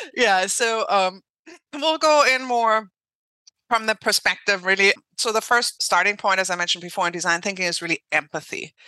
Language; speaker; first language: English; non-native, fluent; German